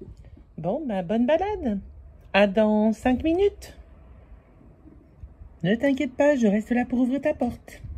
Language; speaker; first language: French; native; French